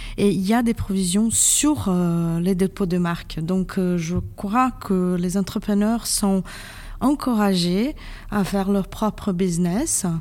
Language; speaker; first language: French; non-native, fluent; Portuguese